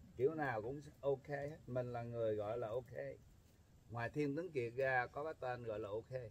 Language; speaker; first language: Vietnamese; early bilingual, heritage; Vietnamese